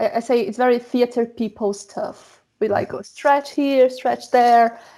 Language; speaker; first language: English; non-native, fluent; Portuguese